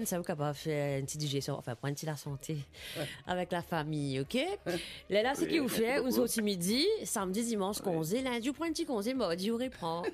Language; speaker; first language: French; non-native, local second language; Morisyen